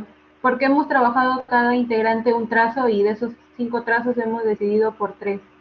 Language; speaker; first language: Spanish; native; Spanish